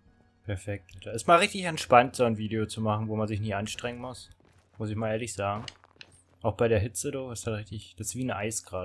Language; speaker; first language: German; native; German